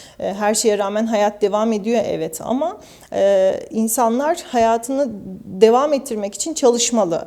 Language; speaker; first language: Turkish; native; Turkish